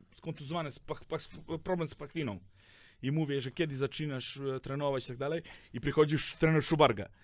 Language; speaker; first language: Polish; non-native, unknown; Serbian